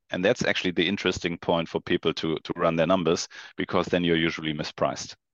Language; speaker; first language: English; non-native, fluent; German